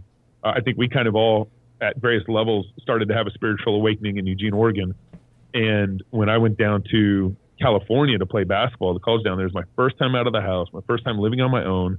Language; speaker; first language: English; native; English